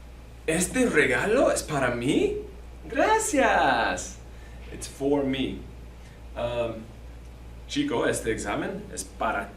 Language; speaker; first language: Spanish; non-native, fluent; English